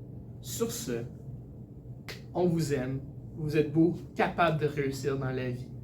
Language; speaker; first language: French; native; French